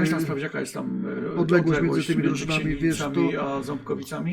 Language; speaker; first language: Polish; native; Polish